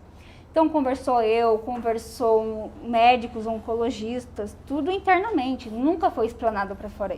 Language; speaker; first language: Portuguese; native; Portuguese